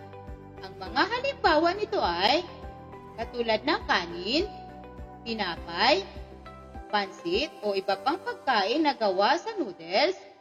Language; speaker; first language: Filipino; native; Filipino